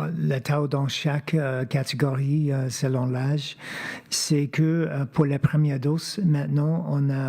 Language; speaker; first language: French; non-native, fluent; English